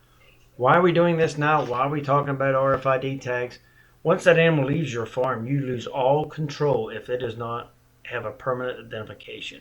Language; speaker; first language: English; native; English